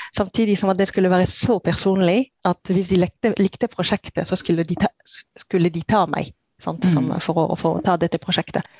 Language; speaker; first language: Norwegian; non-native, fluent; French